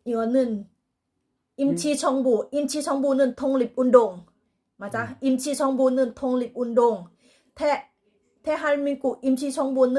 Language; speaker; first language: Korean; non-native, learner; Thai